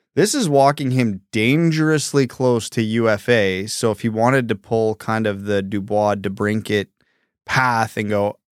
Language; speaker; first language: English; early bilingual, other home language; Ukrainian